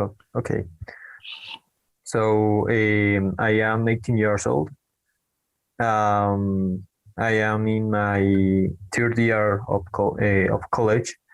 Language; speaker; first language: English; non-native, learner; Spanish